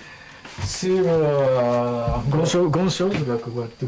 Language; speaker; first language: French; non-native, learner; Japanese